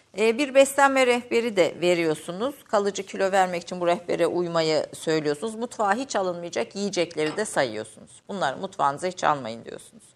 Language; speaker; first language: Turkish; native; Turkish